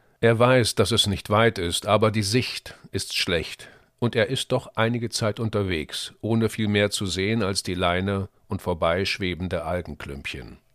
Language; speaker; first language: German; native; German